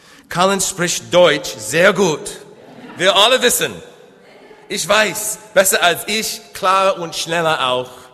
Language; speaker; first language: German; non-native, learner; English